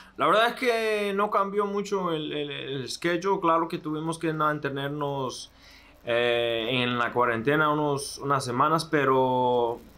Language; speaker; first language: Spanish; early bilingual, heritage; Spanish